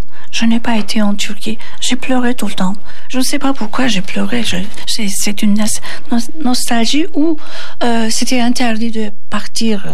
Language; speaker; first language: French; non-native, fluent; Turkish